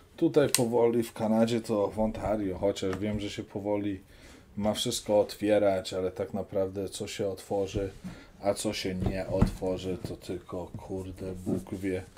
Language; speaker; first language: Polish; early bilingual, heritage; Polish